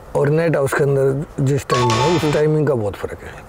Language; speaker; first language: Hindi; native; Hindi